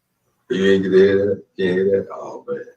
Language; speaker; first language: English; native; English